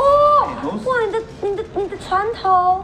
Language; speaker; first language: Chinese; native; Chinese